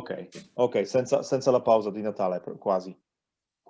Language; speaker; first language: Italian; non-native, learner; Polish